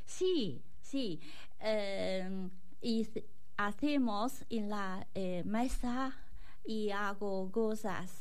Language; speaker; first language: Spanish; non-native, learner; Chinese